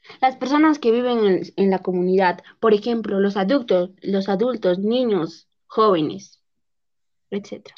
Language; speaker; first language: Spanish; native; Spanish